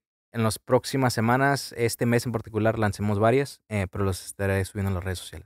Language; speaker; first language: Spanish; early bilingual, heritage; Spanish